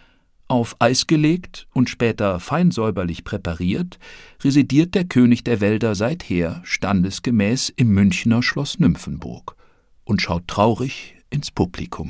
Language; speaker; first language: German; native; German